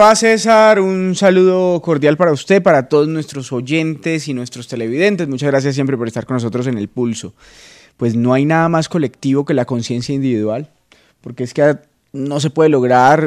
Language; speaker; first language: Spanish; native; Spanish